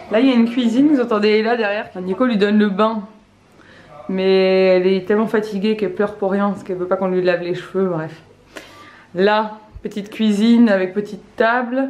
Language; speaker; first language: French; native; French